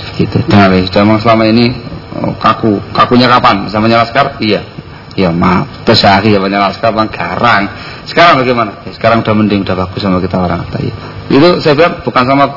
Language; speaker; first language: Indonesian; non-native, local second language; Javanese